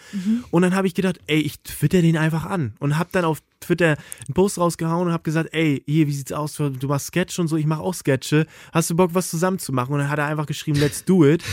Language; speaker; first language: German; native; German